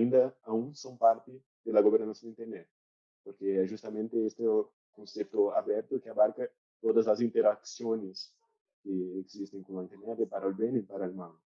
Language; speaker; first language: Spanish; non-native, learner; Portuguese